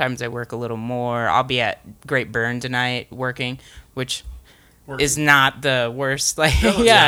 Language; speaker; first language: English; native; English